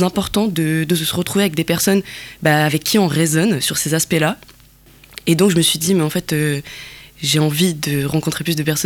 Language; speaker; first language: French; non-native, local second language; Kabyle